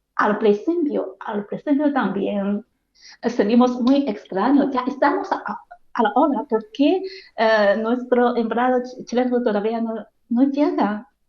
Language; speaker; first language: Spanish; non-native, fluent; Chinese